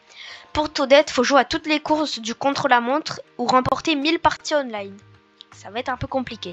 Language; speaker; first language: French; native; French